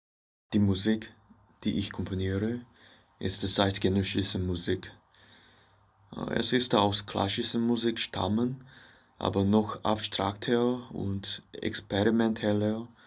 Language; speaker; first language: German; non-native, fluent; Korean